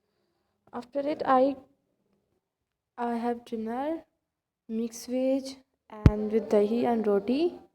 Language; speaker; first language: English; non-native, local second language; Urdu